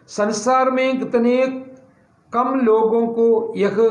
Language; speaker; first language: Hindi; non-native, local second language; Malayalam